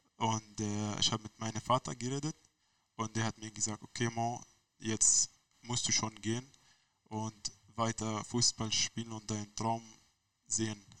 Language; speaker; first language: German; non-native, learner; Arabic